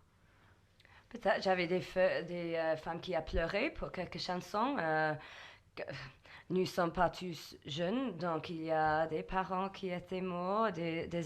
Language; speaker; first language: French; non-native, fluent; English